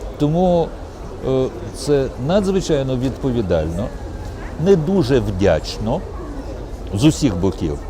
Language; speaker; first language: Ukrainian; non-native, local second language; Russian